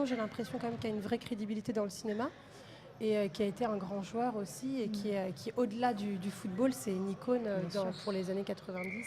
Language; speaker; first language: French; native; French